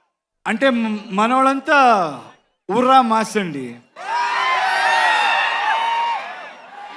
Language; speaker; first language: Telugu; non-native, local second language; Kannada